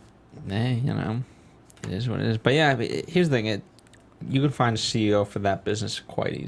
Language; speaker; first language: English; native; English